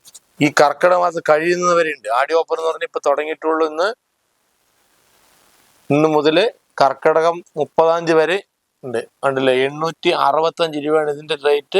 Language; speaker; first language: Malayalam; native; Malayalam